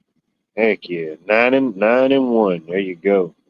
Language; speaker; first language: English; native; English